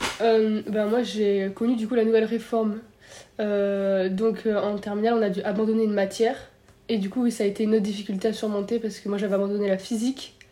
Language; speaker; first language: French; native; French